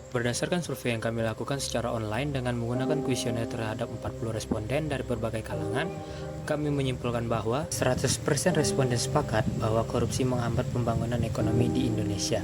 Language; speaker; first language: Indonesian; native; Indonesian